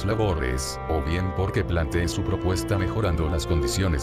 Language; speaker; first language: Spanish; native; Spanish